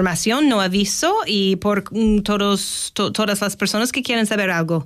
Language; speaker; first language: Spanish; non-native, fluent; English